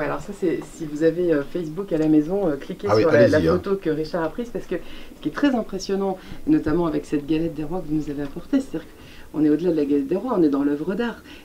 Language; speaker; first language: French; native; French